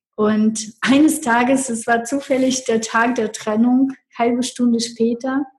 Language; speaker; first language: German; non-native, fluent; Russian